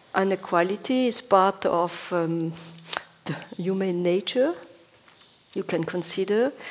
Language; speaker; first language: English; non-native, fluent; Italian